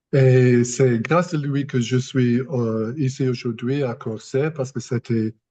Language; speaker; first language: French; non-native, fluent; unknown